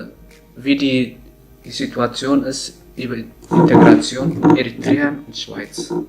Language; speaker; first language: German; non-native, learner; Tigrinya